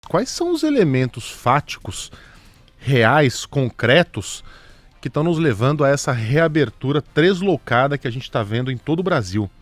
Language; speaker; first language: Portuguese; native; Portuguese